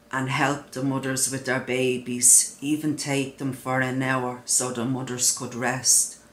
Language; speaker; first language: English; native; English